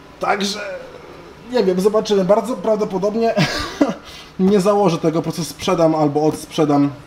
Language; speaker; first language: Polish; early bilingual, other home language; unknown